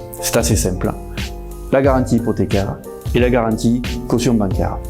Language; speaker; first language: French; native; French